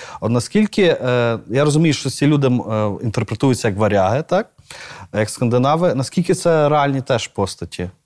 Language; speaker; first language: Ukrainian; native; Ukrainian